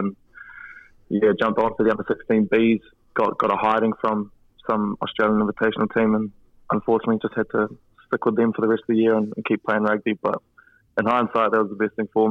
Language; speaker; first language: English; native; English